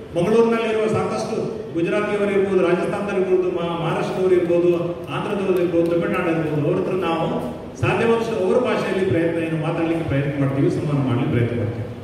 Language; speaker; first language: Kannada; native; Kannada